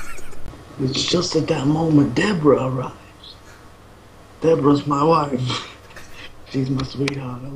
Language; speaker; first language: English; native; English